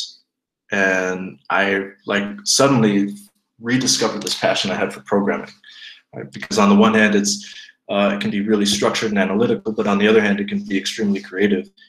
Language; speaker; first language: English; native; English